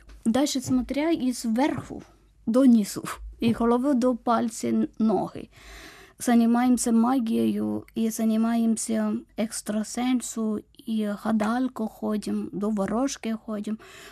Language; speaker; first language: Ukrainian; non-native, learner; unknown